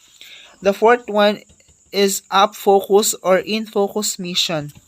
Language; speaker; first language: English; non-native, local second language; Filipino